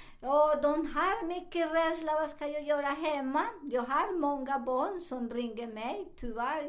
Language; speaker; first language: Swedish; non-native, fluent; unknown